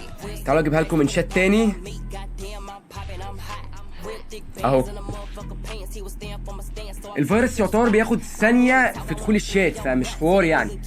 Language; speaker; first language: Arabic; native; Arabic